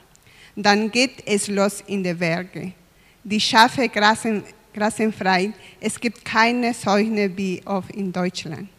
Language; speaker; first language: German; non-native, fluent; Spanish